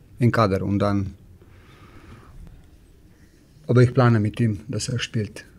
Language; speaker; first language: German; non-native, fluent; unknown